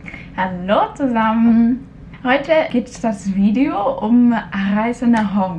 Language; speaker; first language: German; non-native, fluent; Cantonese